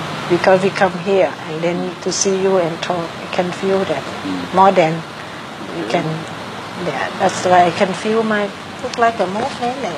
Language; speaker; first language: English; non-native, learner; Thai